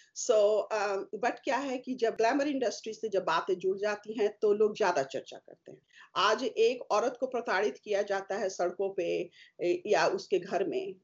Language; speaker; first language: Hindi; native; Hindi